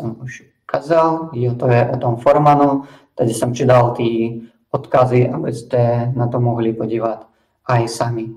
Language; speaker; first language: Czech; non-native, fluent; Russian